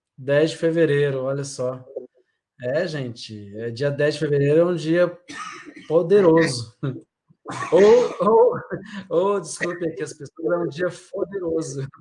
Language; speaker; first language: Portuguese; native; Portuguese